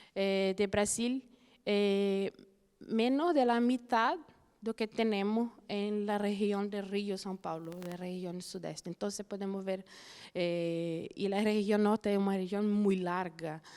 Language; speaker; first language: Spanish; non-native, fluent; Portuguese